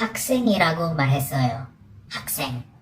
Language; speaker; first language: Korean; non-native, fluent; Filipino